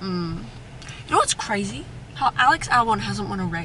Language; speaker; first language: English; native; English